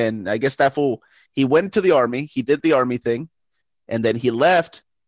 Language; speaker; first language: English; early bilingual, other home language; Spanish